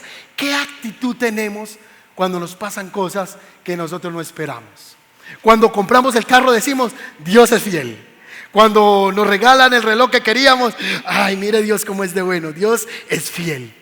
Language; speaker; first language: Spanish; native; Spanish